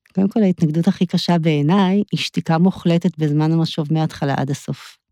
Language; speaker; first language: Hebrew; native; Hebrew